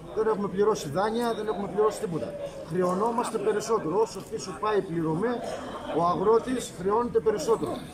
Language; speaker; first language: Greek; native; Greek